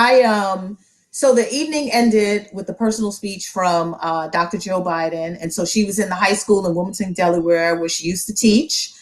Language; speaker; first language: English; native; English